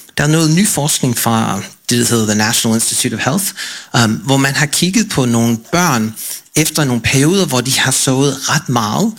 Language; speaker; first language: Danish; non-native, fluent; English